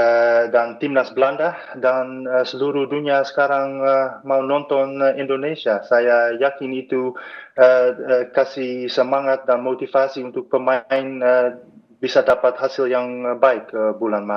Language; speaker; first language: Indonesian; non-native, fluent; Dutch